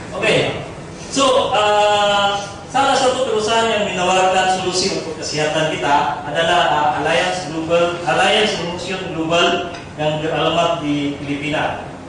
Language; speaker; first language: Indonesian; non-native, fluent; Filipino